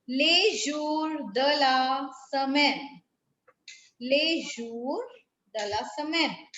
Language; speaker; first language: French; non-native, fluent; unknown